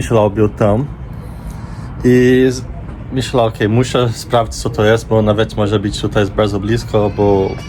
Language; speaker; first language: Polish; non-native, learner; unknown